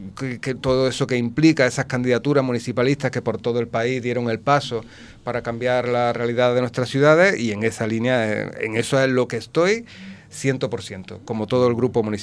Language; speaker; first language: Spanish; native; Spanish